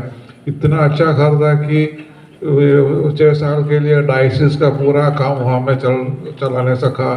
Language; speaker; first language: Hindi; non-native, local second language; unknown